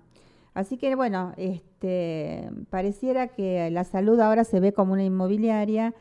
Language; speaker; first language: Spanish; native; Spanish